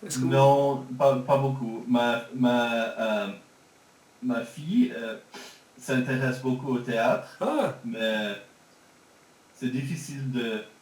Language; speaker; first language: French; early bilingual, heritage; French